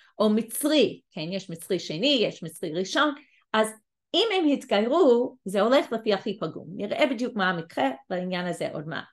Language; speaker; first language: Hebrew; non-native, fluent; English